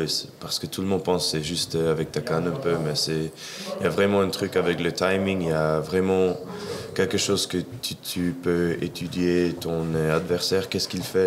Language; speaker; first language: French; non-native, fluent; English